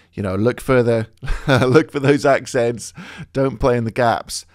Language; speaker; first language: English; native; English